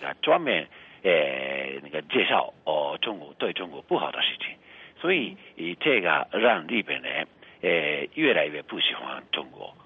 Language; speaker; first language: Chinese; non-native, fluent; Japanese